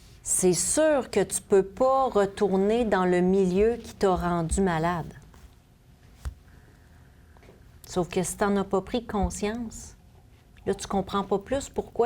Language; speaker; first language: French; native; French